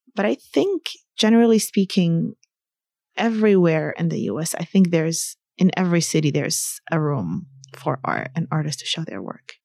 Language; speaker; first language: English; early bilingual, other home language; Arabic